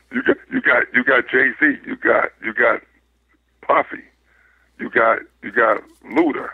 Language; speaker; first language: English; native; English